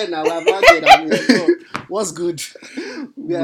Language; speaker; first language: English; non-native, local second language; Yoruba